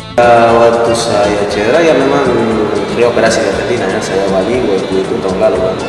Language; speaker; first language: Indonesian; non-native, fluent; Spanish